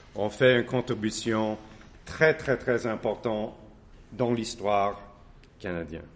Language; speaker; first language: French; non-native, fluent; English